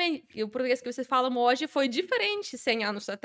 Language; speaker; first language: Portuguese; non-native, fluent; Ukrainian